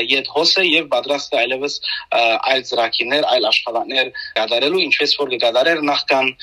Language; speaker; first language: Armenian; native; Armenian